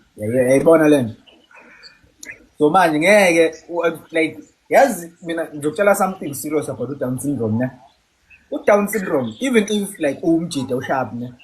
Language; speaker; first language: Zulu; native; Zulu